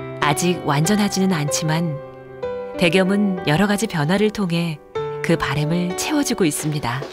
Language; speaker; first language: Korean; native; Korean